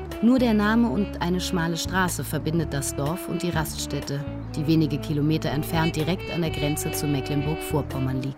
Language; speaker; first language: German; native; German